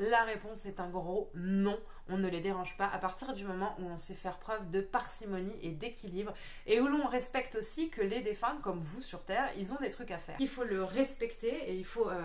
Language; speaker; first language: French; native; French